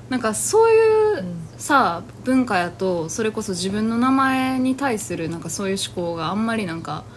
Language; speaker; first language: Japanese; native; Japanese